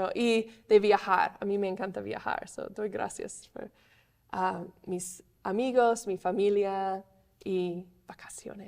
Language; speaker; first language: Spanish; non-native, fluent; English